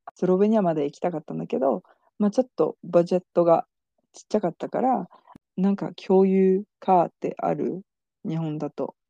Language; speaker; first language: Japanese; non-native, fluent; French